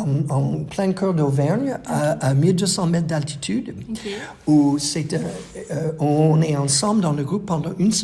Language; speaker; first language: French; non-native, fluent; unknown